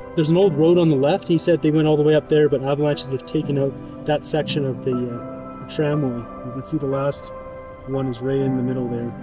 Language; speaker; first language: English; native; English